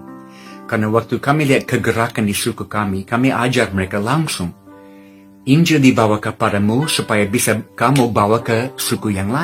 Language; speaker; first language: Indonesian; non-native, fluent; English